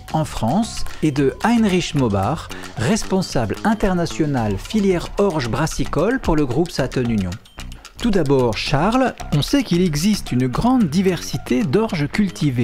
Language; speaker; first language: French; native; French